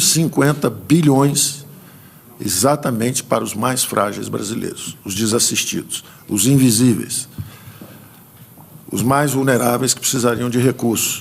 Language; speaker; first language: Portuguese; native; Portuguese